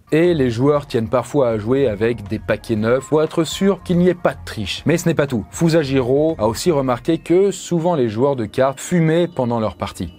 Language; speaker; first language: French; native; French